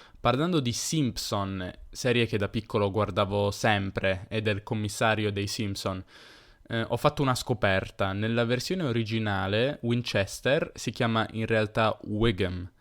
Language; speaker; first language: Italian; native; Italian